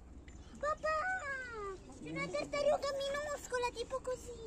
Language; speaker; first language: Italian; early bilingual, other home language; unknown